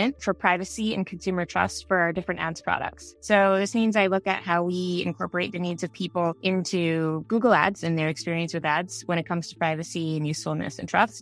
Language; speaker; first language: English; native; English